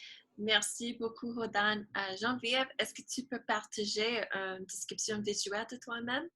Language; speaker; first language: French; non-native, learner; English